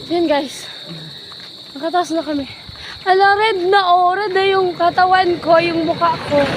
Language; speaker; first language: Filipino; non-native, local second language; Bikol